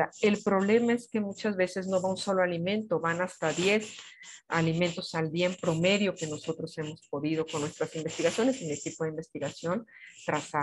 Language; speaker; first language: Spanish; native; Spanish